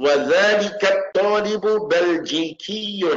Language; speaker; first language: Arabic; non-native, fluent; English